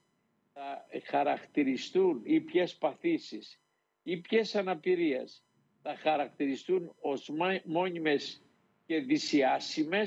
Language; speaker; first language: Greek; native; Greek